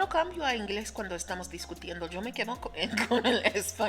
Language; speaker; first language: Spanish; non-native, fluent; English